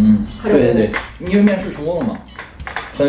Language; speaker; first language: Chinese; native; Chinese